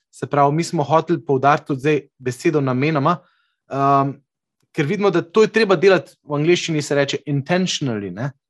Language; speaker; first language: Slovenian; native; Slovenian